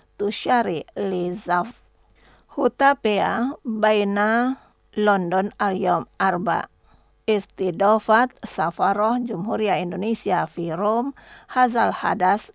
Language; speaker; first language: Arabic; non-native, fluent; Indonesian